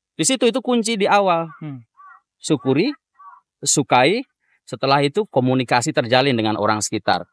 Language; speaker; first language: Indonesian; native; Indonesian